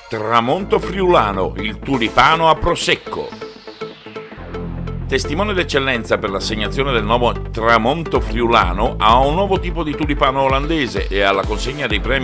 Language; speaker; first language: Italian; native; Italian